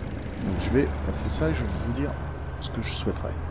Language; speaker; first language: French; native; French